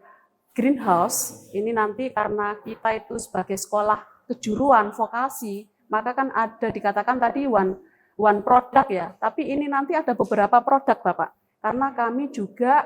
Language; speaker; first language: Indonesian; native; Indonesian